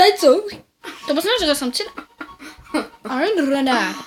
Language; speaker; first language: French; native; French